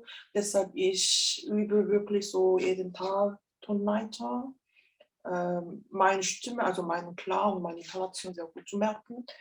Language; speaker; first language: German; non-native, fluent; Korean